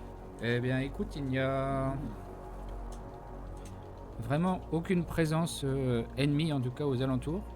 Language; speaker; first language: French; native; French